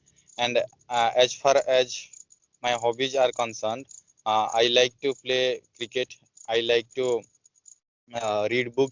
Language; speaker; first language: English; non-native, learner; Odia